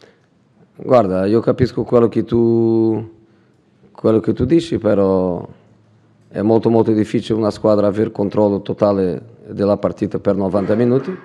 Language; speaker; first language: Italian; non-native, fluent; Portuguese